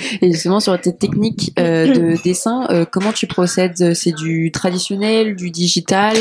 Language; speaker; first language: French; native; French